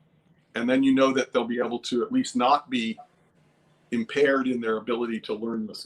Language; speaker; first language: English; native; English